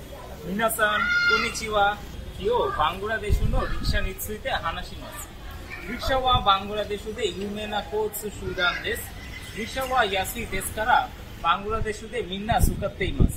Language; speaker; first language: Japanese; non-native, learner; Bangla